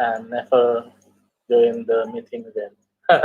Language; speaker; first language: English; non-native, learner; Indonesian